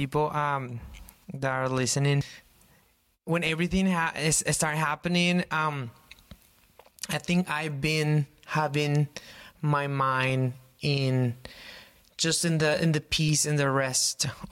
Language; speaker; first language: English; non-native, fluent; Spanish